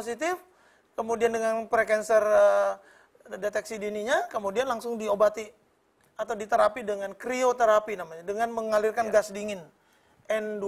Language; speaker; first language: Indonesian; native; Indonesian